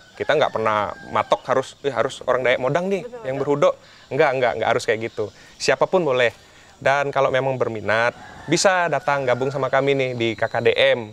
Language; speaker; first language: Indonesian; native; Indonesian